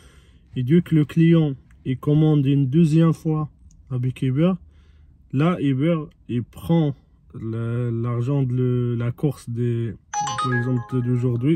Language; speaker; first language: French; non-native, fluent; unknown